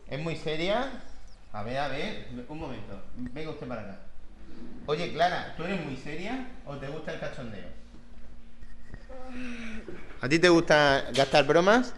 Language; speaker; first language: Spanish; native; Spanish